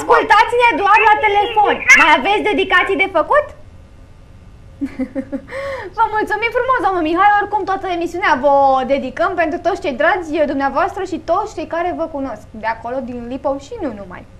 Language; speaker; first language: Romanian; native; Romanian